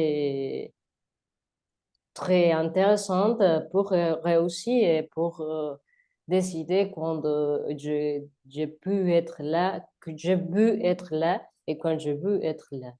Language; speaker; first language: French; non-native, learner; Spanish